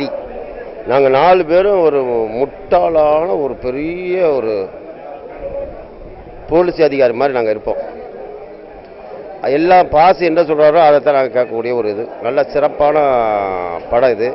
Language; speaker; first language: Tamil; native; Tamil